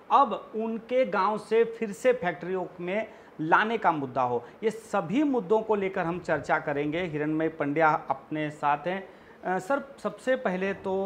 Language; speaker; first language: Hindi; non-native, local second language; Gujarati